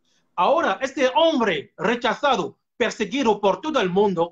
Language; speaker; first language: Spanish; non-native, fluent; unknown